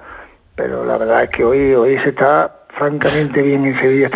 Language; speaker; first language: Spanish; native; Spanish